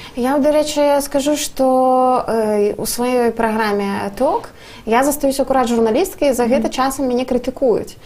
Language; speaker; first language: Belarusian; non-native, local second language; Russian